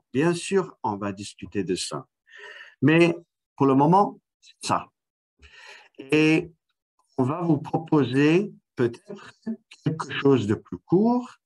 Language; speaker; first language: French; non-native, fluent; English